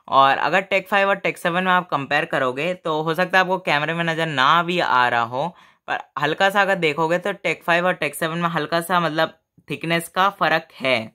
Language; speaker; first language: Hindi; native; Hindi